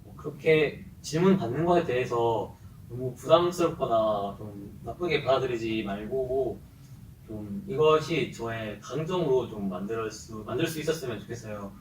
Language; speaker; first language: Korean; native; Korean